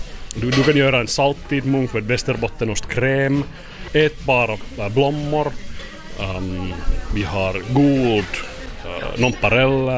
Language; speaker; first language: Swedish; non-native, local second language; Finnish